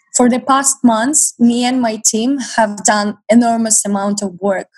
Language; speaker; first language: English; non-native, fluent; Ukrainian